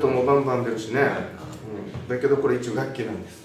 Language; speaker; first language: Japanese; native; Japanese